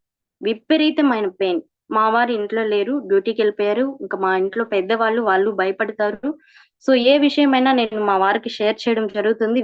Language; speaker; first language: Telugu; native; Telugu